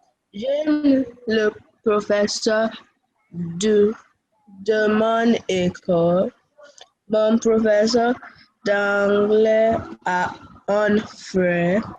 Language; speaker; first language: French; non-native, learner; English